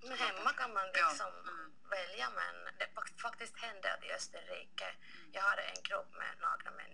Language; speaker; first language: Swedish; non-native, local second language; Finnish